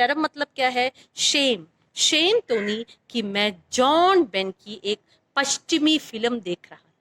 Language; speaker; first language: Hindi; non-native, fluent; Malayalam